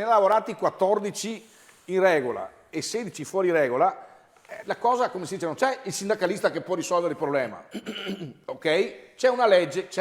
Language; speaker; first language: Italian; native; Italian